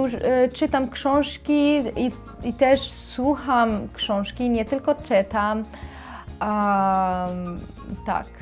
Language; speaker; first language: Polish; non-native, learner; Arabic